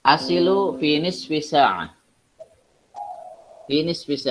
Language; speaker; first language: Arabic; non-native, fluent; Indonesian